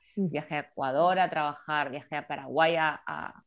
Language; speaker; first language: Spanish; native; Spanish